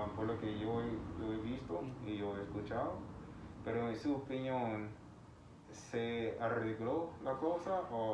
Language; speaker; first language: Spanish; non-native, fluent; English